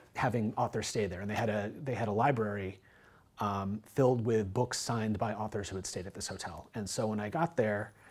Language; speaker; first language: English; native; English